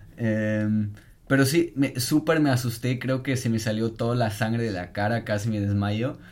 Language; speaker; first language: Spanish; non-native, fluent; German